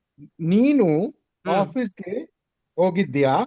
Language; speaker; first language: Kannada; non-native, learner; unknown